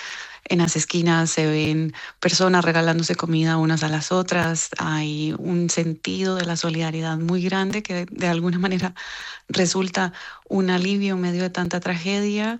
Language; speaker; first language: Spanish; native; Spanish